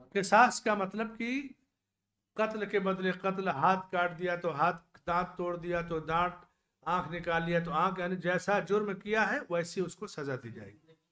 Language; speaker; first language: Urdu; native; Urdu